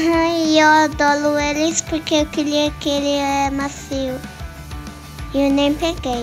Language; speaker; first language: Portuguese; early bilingual, heritage; Portuguese